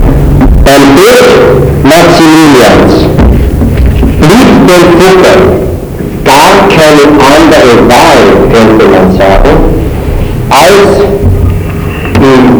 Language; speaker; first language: German; native; German